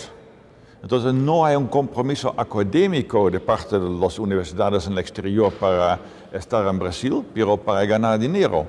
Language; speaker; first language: Spanish; non-native, fluent; Dutch